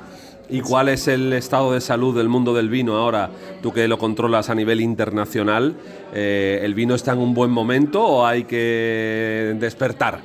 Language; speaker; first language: Spanish; native; Spanish